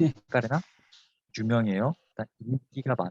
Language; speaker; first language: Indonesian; non-native, fluent; Korean